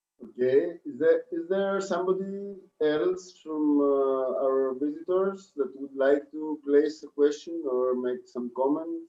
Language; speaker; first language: English; non-native, fluent; Greek